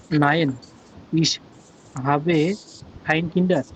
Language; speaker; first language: German; non-native, learner; Bangla